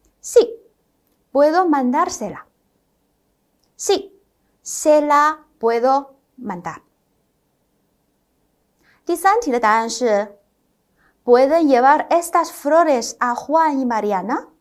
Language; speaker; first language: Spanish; non-native, fluent; Chinese